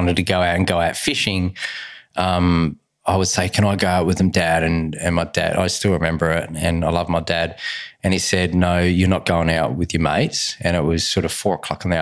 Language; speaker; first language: English; native; English